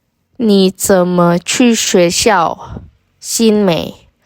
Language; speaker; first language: Chinese; non-native, fluent; Indonesian